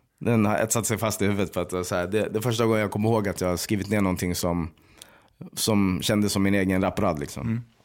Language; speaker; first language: Swedish; native; Swedish